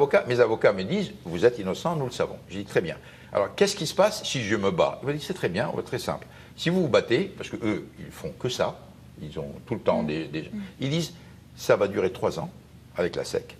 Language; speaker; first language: French; non-native, local second language; Arabic